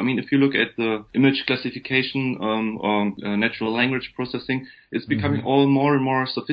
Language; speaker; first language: English; non-native, fluent; German